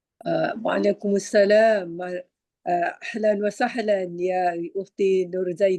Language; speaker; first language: Arabic; non-native, learner; Malay